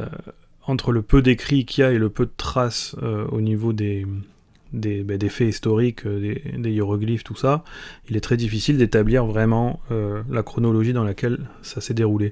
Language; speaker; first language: French; native; French